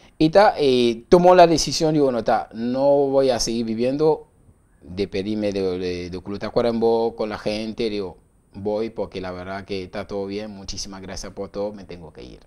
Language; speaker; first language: Spanish; non-native, learner; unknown